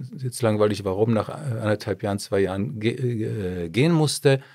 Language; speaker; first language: German; early bilingual, other home language; Czech